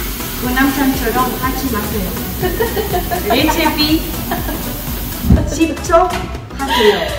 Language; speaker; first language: Korean; non-native, learner; Spanish